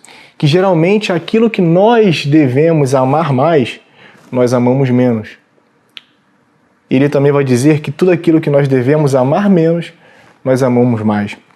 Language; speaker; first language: Portuguese; native; Portuguese